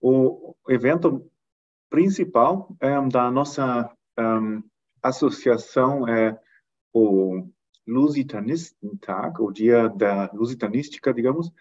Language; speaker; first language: Portuguese; non-native, fluent; German